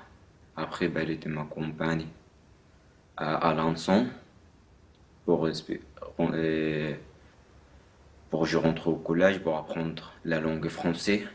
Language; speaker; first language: French; non-native, learner; Arabic